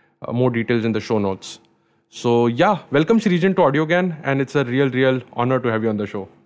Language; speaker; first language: English; non-native, local second language; Marathi